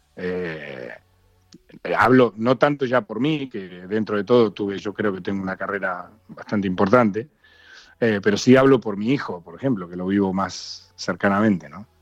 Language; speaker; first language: Spanish; native; Spanish